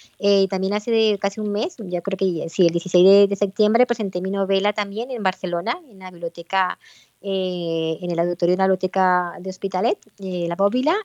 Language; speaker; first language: Spanish; native; Spanish